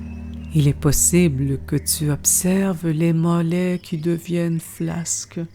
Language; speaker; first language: French; native; French